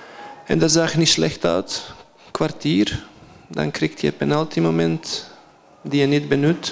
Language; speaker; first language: Dutch; non-native, fluent; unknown